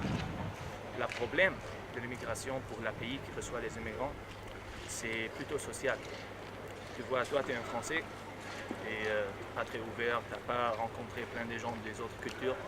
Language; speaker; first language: French; non-native, learner; Arabic